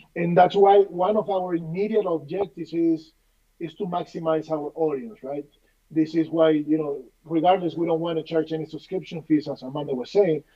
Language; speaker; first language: English; non-native, fluent; Spanish